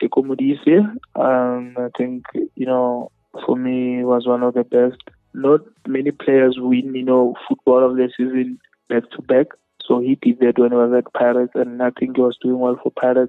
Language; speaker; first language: English; non-native, local second language; Northern Sotho